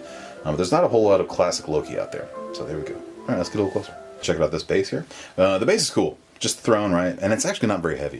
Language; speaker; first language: English; native; English